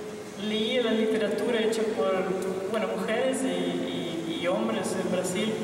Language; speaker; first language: Spanish; non-native, local second language; Portuguese